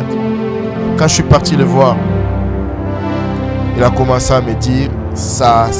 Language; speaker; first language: French; non-native, local second language; Lingala